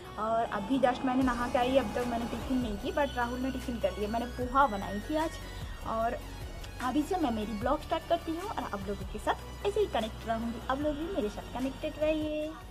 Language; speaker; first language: Hindi; non-native, local second language; Bangla